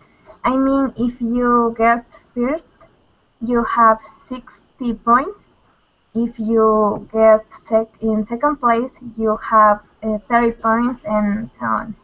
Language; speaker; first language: English; non-native, learner; Spanish